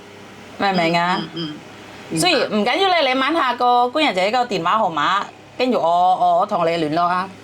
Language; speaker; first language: Cantonese; non-native, fluent; Indonesian